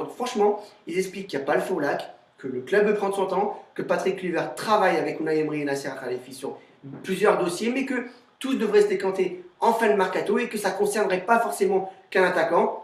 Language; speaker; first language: French; native; French